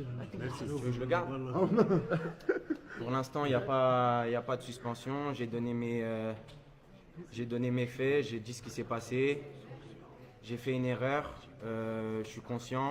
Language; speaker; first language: French; early bilingual, other home language; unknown